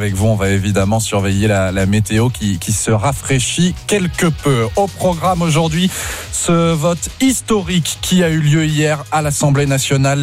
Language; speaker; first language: French; native; French